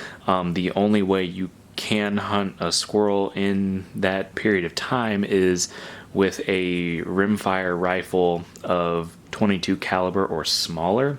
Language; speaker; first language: English; native; English